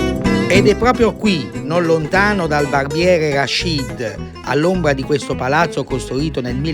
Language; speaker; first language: Italian; native; Italian